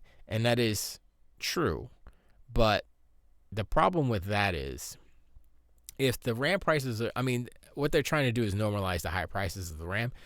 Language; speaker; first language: English; native; English